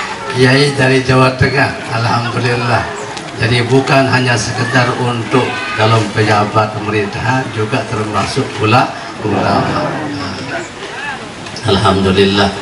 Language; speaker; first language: Indonesian; non-native, local second language; Sasak